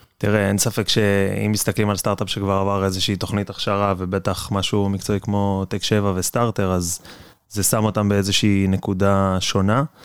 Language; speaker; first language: Hebrew; native; Hebrew